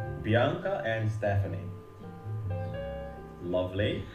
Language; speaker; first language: English; non-native, fluent; Indonesian